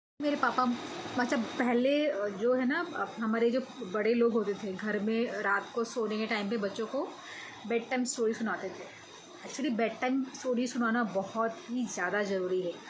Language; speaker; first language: Hindi; native; Hindi